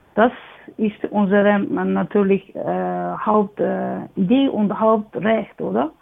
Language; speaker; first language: German; non-native, learner; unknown